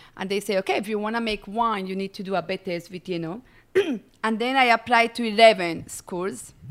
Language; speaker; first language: English; non-native, fluent; Spanish